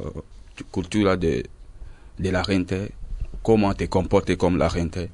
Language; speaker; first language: Spanish; non-native, learner; French